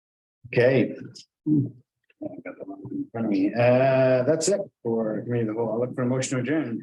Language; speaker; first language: English; native; English